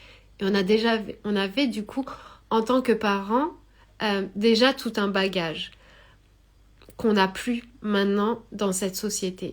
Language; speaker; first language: French; native; French